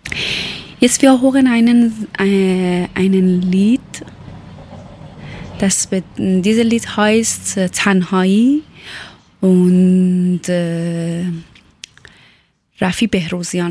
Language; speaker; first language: German; non-native, learner; Persian